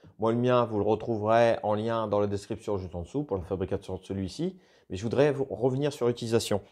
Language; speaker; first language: French; native; French